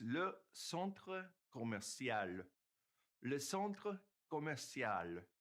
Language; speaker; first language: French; non-native, fluent; English